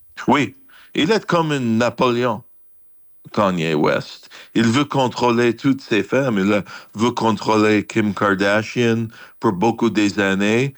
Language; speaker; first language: French; non-native, fluent; English